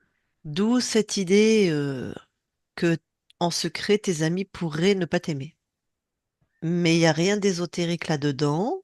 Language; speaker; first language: French; native; French